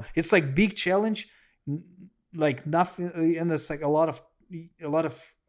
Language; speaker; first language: English; non-native, learner; Russian